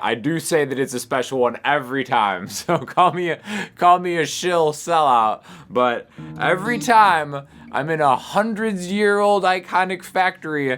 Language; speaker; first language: English; native; English